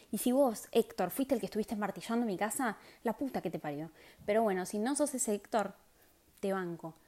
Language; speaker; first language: Spanish; native; Spanish